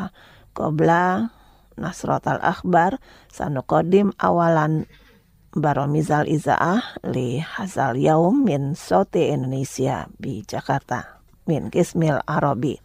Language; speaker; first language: Arabic; non-native, fluent; Indonesian